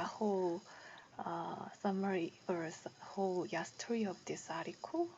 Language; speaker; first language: English; non-native, learner; Korean